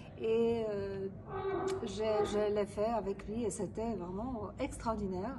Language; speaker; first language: French; non-native, fluent; Polish